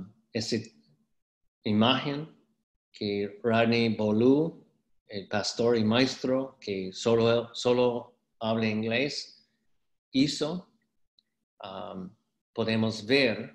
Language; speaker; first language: Spanish; non-native, fluent; English